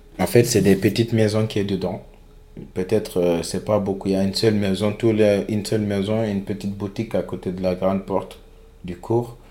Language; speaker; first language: French; non-native, local second language; Fula